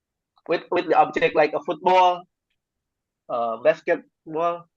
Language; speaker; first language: English; non-native, learner; Indonesian